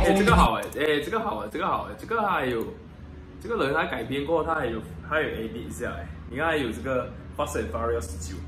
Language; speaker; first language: Chinese; native; Chinese